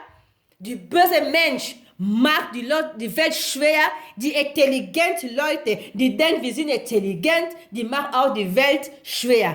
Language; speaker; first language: German; non-native, learner; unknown